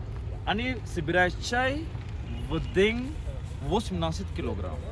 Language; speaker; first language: Russian; non-native, learner; Sinhala